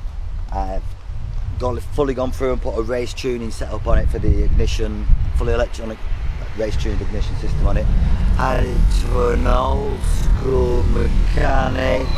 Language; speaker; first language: English; native; English